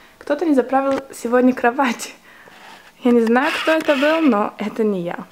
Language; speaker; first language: Russian; early bilingual, heritage; Russian